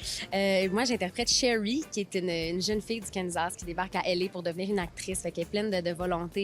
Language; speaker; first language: French; native; French